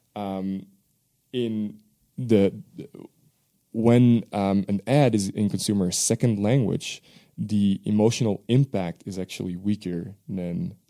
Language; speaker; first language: English; non-native, fluent; Dutch